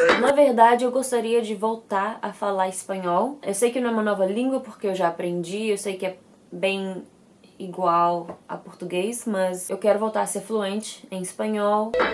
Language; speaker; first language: Portuguese; early bilingual, heritage; English